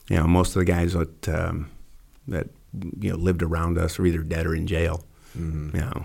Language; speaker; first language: English; native; English